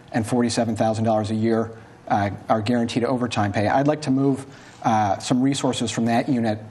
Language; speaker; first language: English; native; English